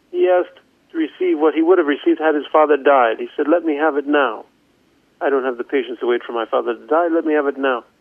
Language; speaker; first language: English; native; English